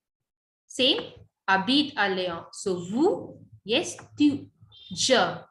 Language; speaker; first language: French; non-native, learner; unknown